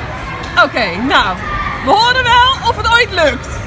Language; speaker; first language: Dutch; native; Dutch